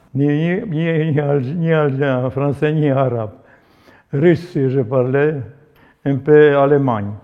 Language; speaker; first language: French; non-native, learner; Polish